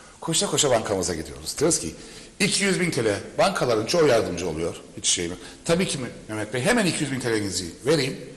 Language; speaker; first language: Turkish; native; Turkish